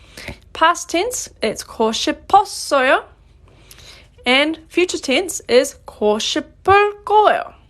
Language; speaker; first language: Korean; non-native, fluent; English